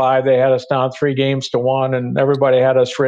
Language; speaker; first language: English; native; English